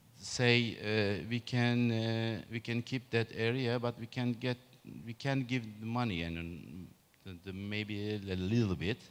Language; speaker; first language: English; non-native, learner; Turkish